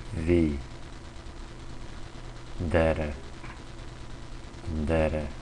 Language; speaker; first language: Norwegian; non-native, fluent; Latvian